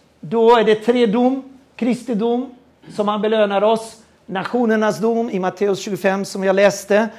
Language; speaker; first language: Swedish; non-native, fluent; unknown